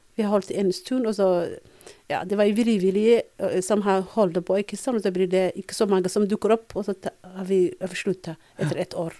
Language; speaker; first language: Norwegian; non-native, fluent; Somali